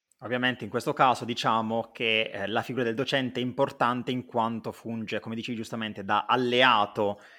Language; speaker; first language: Italian; native; Italian